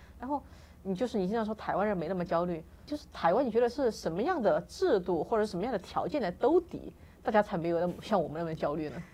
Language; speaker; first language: Chinese; native; Chinese